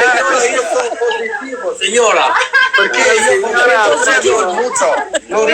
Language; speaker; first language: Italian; non-native, learner; Albanian